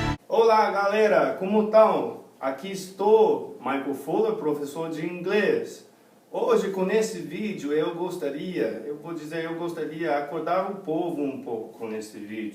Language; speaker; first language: Portuguese; non-native, fluent; English